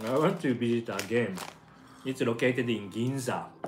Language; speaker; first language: English; non-native, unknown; Japanese